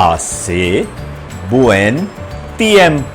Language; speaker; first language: Spanish; non-native, fluent; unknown